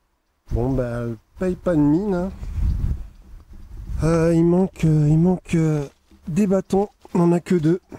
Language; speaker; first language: French; native; French